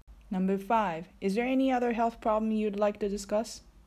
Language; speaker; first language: English; non-native, fluent; Japanese